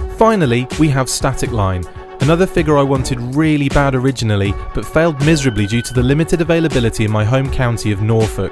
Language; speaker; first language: English; native; English